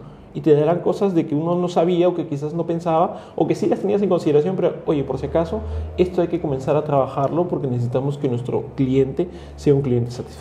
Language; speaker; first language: Spanish; native; Spanish